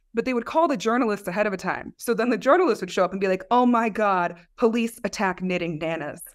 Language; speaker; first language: English; native; English